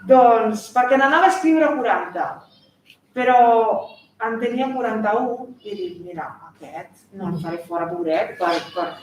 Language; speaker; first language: Catalan; non-native, fluent; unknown